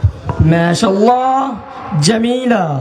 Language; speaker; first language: Arabic; non-native, learner; Bangla